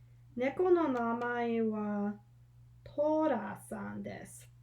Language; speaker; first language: Japanese; non-native, learner; English